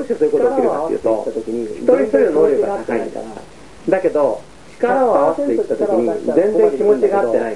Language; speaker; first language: Japanese; native; Japanese